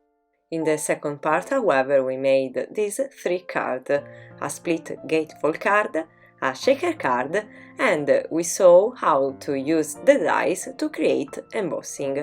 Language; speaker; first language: English; non-native, fluent; Italian